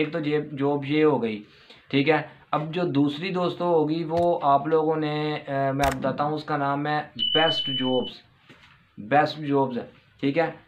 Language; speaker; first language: Urdu; non-native, local second language; Punjabi